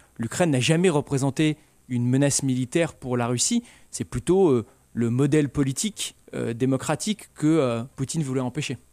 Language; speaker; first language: French; native; French